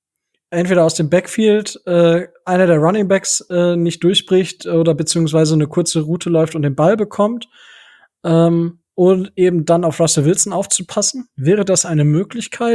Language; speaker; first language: German; native; German